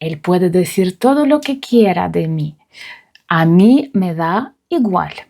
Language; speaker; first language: Spanish; non-native, fluent; Russian